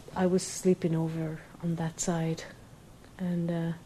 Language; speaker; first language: English; native; English